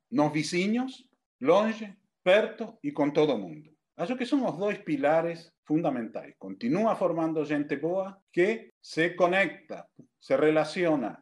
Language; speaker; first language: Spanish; native; Spanish